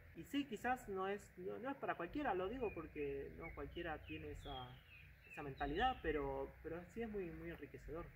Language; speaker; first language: Spanish; native; Spanish